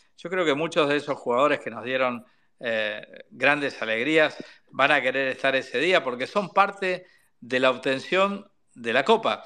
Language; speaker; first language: Spanish; native; Spanish